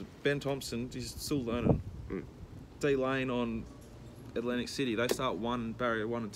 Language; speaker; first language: English; native; English